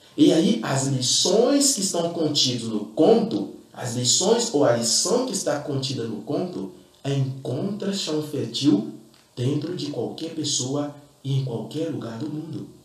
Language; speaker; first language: Portuguese; non-native, fluent; Fon